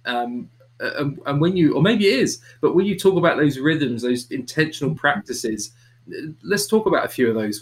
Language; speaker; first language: English; native; English